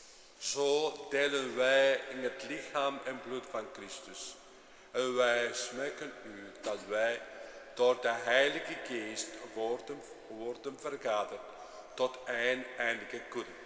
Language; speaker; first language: Dutch; non-native, fluent; Spanish